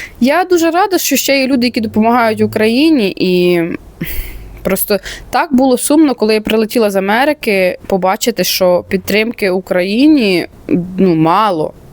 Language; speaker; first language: Ukrainian; non-native, local second language; Russian